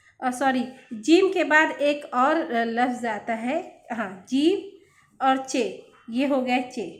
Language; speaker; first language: Hindi; native; Hindi